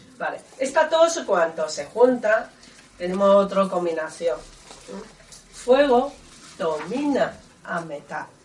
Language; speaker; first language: Spanish; non-native, learner; Chinese